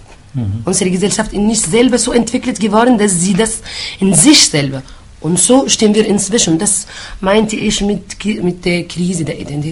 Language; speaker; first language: German; non-native, fluent; Arabic